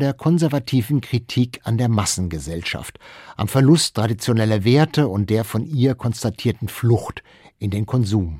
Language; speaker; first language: German; native; German